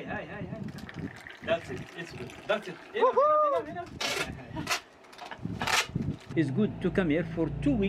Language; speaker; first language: English; non-native, learner; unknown